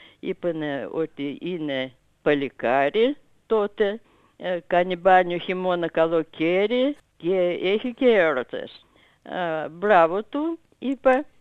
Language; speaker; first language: Greek; non-native, fluent; Russian